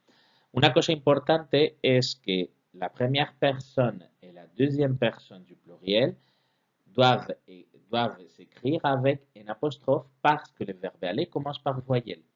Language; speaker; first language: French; non-native, fluent; Spanish